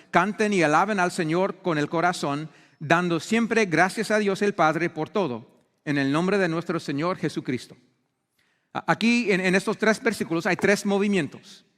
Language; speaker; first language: Spanish; non-native, fluent; English